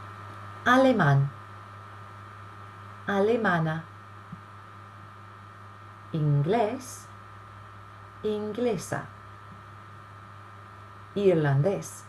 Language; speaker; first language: Spanish; non-native, fluent; English